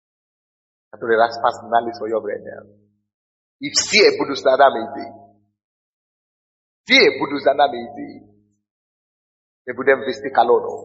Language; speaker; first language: Russian; non-native, fluent; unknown